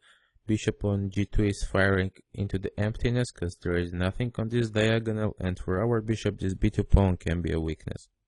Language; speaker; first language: English; non-native, fluent; Russian